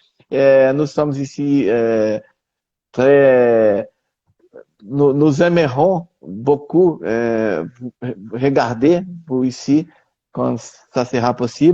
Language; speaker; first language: French; non-native, learner; Portuguese